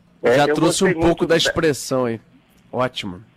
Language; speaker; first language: Portuguese; native; Portuguese